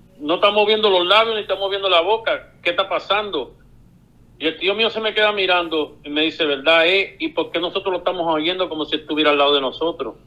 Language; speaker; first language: Spanish; early bilingual, heritage; Spanish